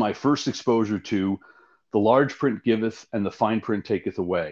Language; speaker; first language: English; native; English